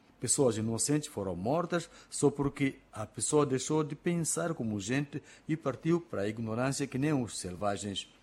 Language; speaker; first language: Portuguese; non-native, local second language; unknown